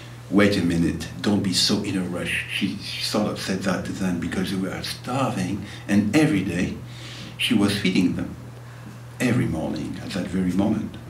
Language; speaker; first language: English; non-native, fluent; French